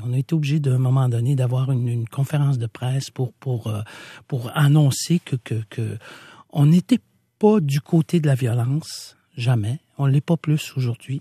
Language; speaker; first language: French; non-native, local second language; Innu-aimun